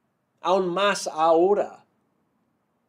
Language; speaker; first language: Spanish; non-native, fluent; English